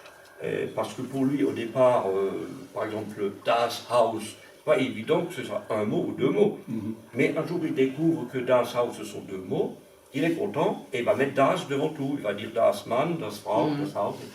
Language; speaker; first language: French; non-native, local second language; Swiss German